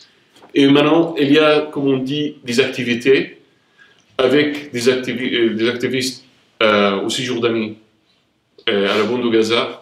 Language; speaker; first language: French; non-native, fluent; Arabic